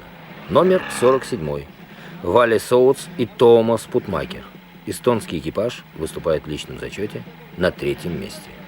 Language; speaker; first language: Russian; native; Russian